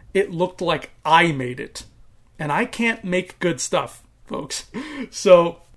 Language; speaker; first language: English; native; English